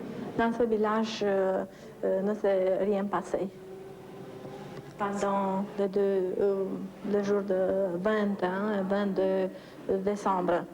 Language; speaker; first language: French; non-native, fluent; Romanian